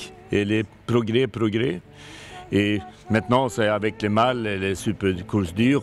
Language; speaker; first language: French; non-native, learner; Swedish